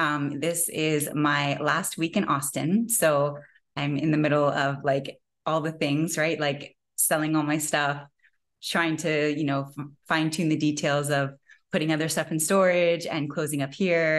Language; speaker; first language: English; native; English